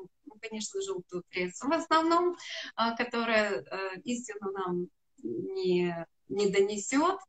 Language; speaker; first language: Russian; native; Russian